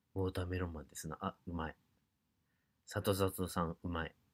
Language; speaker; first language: Japanese; native; Japanese